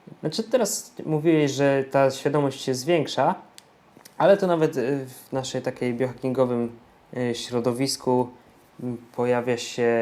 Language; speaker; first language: Polish; native; Polish